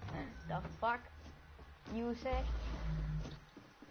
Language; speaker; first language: English; non-native, learner; Greek